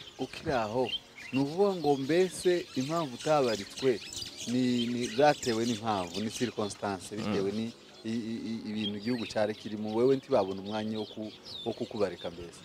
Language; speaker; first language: Kinyarwanda; early bilingual, heritage; Kinyarwanda